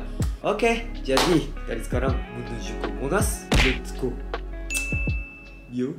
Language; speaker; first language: Indonesian; non-native, learner; Japanese